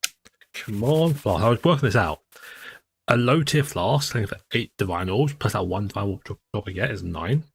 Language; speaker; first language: English; native; English